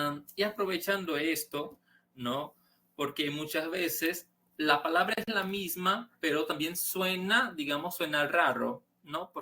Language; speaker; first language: Spanish; non-native, fluent; Portuguese